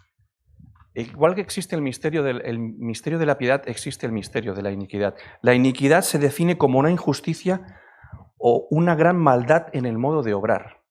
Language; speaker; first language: Spanish; native; Spanish